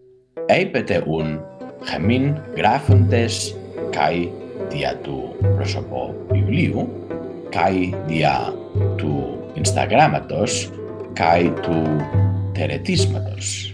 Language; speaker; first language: Greek; non-native, fluent; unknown